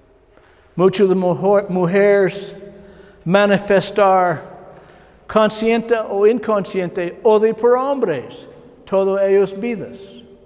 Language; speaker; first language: Spanish; non-native, learner; English